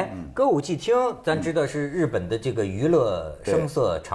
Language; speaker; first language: Chinese; native; Chinese